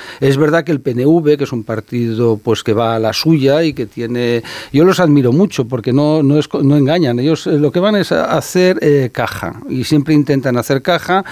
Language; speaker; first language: Spanish; native; Spanish